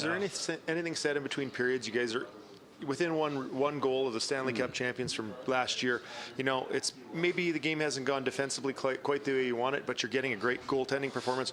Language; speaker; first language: English; native; English